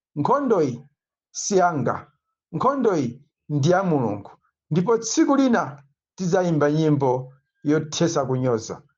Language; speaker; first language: Nyanja; native; Nyanja